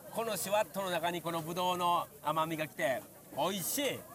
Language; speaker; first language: Japanese; native; Japanese